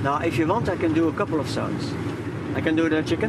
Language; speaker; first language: English; non-native, fluent; Dutch